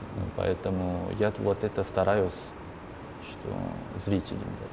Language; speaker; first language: Russian; non-native, learner; Korean